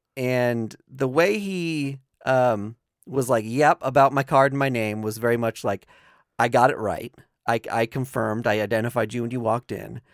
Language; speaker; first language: English; early bilingual, other home language; Italian